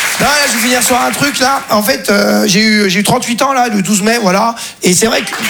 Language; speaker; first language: French; native; French